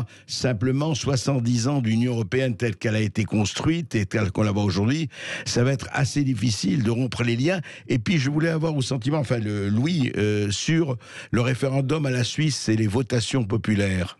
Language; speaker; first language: French; native; French